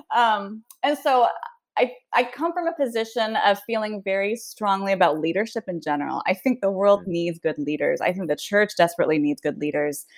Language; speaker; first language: English; early bilingual, other home language; Swedish